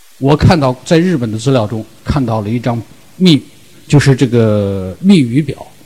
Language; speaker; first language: Chinese; native; Chinese